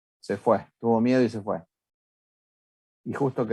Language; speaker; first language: Spanish; native; Spanish